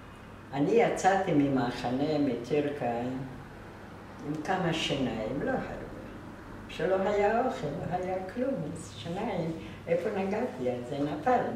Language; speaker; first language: Hebrew; non-native, fluent; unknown